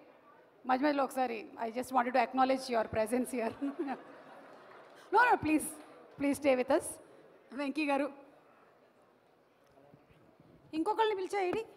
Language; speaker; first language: Telugu; native; Telugu